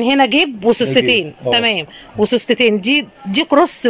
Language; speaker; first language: Arabic; native; Arabic